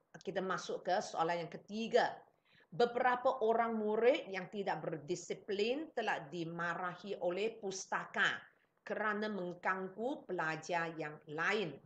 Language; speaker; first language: Malay; non-native, local second language; Chinese